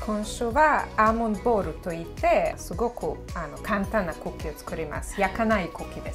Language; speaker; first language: Japanese; non-native, fluent; Serbian